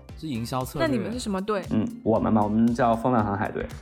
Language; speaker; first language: Chinese; native; Chinese